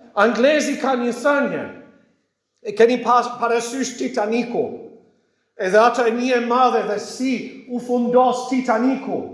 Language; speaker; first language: Albanian; non-native, fluent; English